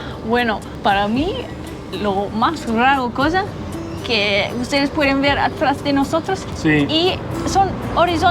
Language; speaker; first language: Spanish; non-native, learner; English